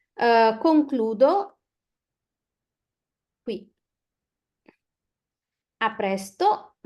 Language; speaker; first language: Italian; non-native, fluent; Bangla